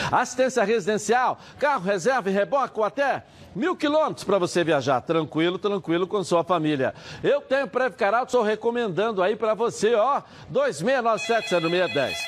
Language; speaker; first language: Portuguese; native; Portuguese